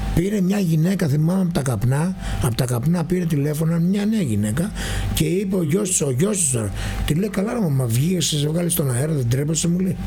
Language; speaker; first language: Greek; native; Greek